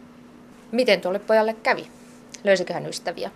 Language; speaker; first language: Finnish; native; Finnish